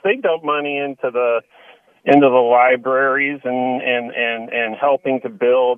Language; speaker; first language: English; native; English